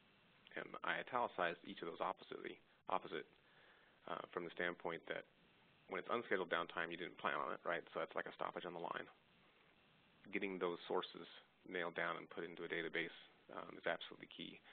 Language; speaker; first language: English; native; English